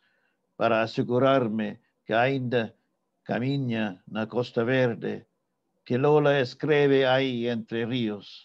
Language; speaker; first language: Portuguese; non-native, fluent; English